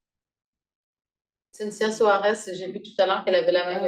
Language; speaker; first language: French; native; French